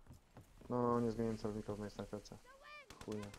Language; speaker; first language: Polish; native; Polish